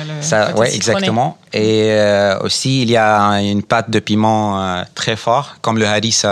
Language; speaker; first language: French; non-native, fluent; Arabic